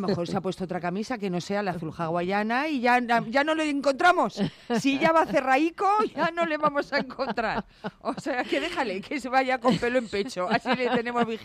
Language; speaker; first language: Spanish; native; Spanish